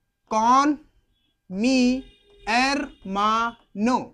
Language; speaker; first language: Spanish; non-native, fluent; Hindi